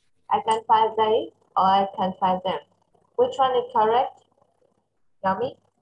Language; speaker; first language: English; non-native, fluent; Vietnamese